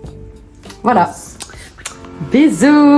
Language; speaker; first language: French; native; French